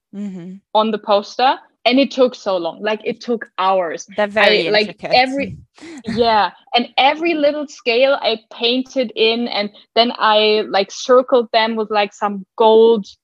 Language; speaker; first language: English; non-native, fluent; German